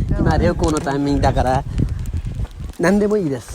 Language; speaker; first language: Japanese; non-native, learner; Nepali